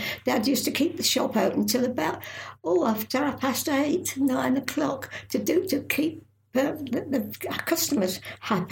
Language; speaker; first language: English; native; English